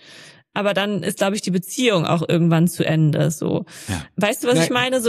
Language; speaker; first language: German; native; German